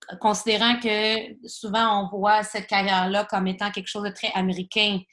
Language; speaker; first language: French; native; French